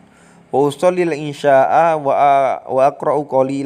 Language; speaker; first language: Arabic; non-native, learner; Indonesian